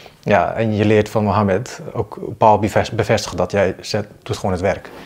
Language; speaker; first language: Dutch; early bilingual, other home language; Bosnian